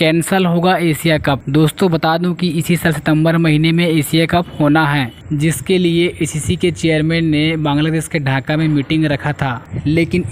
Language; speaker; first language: Hindi; native; Hindi